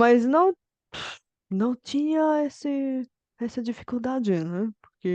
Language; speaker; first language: Portuguese; non-native, fluent; Bulgarian